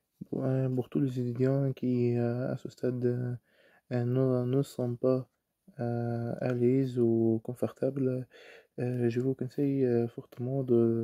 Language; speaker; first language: French; non-native, fluent; Arabic